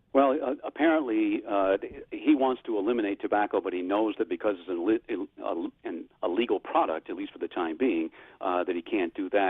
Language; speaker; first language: English; native; English